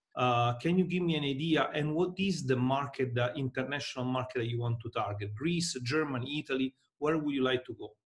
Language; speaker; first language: English; non-native, fluent; Italian